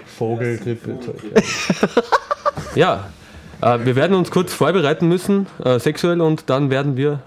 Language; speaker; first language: German; native; German